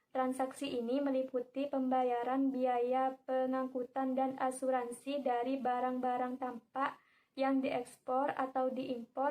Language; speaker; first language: Indonesian; native; Indonesian